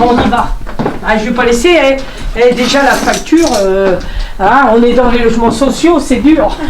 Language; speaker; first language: French; native; French